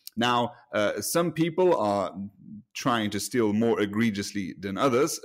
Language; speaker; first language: English; non-native, fluent; Luxembourgish